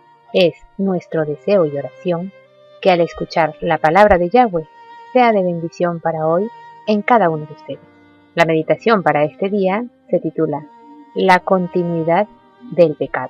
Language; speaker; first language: Spanish; native; Spanish